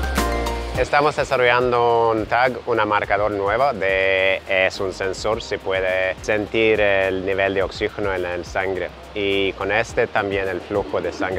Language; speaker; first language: Spanish; non-native, fluent; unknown